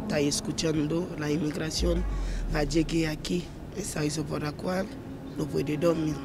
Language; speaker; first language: Spanish; non-native, learner; Haitian Creole